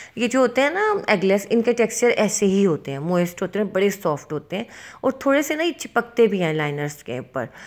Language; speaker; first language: Urdu; native; Urdu